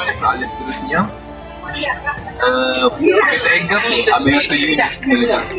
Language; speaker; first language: Malay; native; Malay